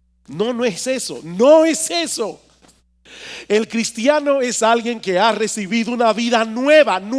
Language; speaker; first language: Spanish; native; Spanish